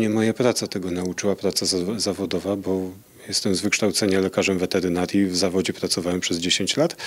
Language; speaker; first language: Polish; native; Polish